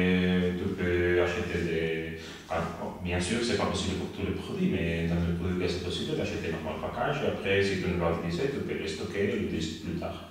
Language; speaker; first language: French; non-native, learner; Spanish